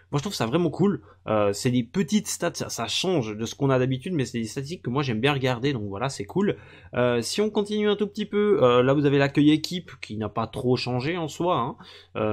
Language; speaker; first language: French; native; French